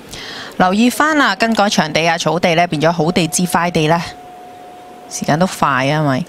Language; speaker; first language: Cantonese; native; Cantonese